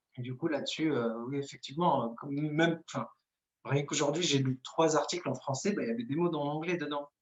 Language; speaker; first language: French; non-native, local second language; Arabic